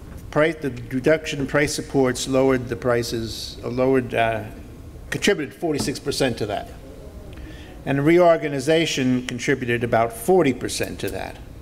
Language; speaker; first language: English; native; English